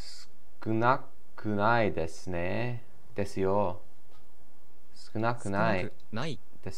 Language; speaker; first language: Japanese; non-native, learner; English